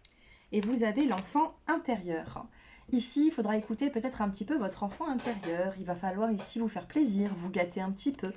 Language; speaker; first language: French; native; French